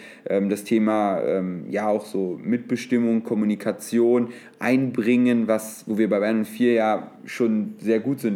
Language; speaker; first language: German; native; German